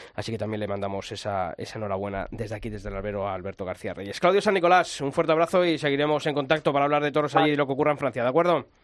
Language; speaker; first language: Spanish; native; Spanish